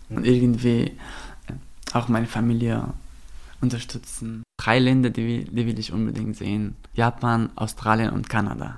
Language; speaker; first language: German; non-native, fluent; Persian